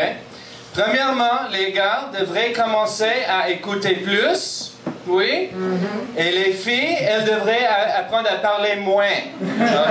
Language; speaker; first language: French; non-native, local second language; English